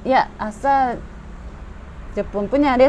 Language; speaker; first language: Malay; non-native, fluent; Japanese